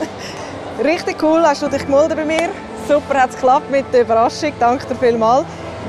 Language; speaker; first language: German; native; German